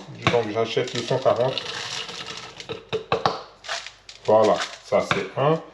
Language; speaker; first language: French; non-native, learner; Portuguese